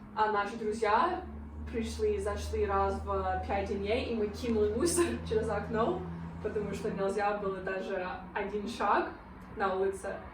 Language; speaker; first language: Russian; non-native, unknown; English